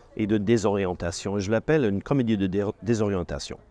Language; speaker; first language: French; native; French